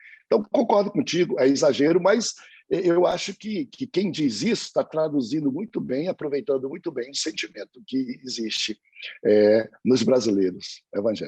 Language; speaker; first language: Portuguese; native; Portuguese